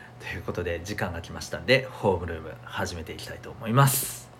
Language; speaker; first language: Japanese; native; Japanese